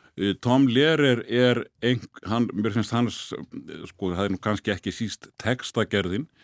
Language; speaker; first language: Icelandic; native; Icelandic